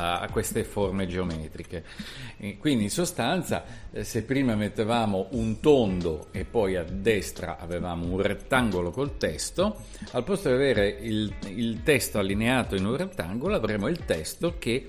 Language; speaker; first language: Italian; native; Italian